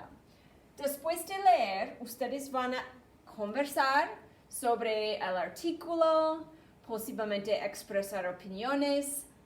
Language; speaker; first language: Spanish; non-native, fluent; English